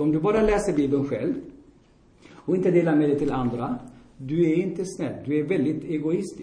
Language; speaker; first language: Swedish; non-native, fluent; Armenian